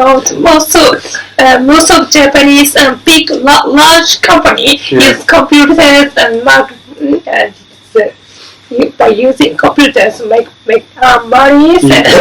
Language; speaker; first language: English; non-native, learner; Japanese